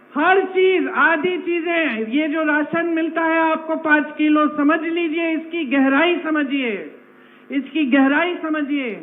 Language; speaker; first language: Hindi; native; Hindi